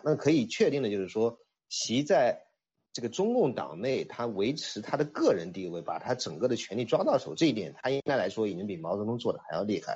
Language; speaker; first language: Chinese; native; Chinese